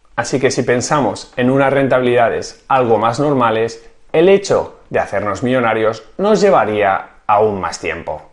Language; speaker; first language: Spanish; native; Spanish